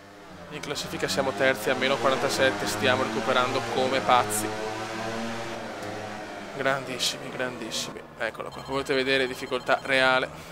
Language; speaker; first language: Italian; native; Italian